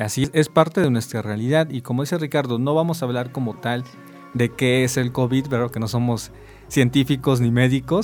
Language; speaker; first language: Spanish; native; Spanish